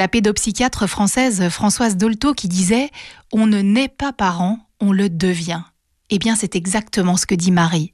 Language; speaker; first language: French; native; French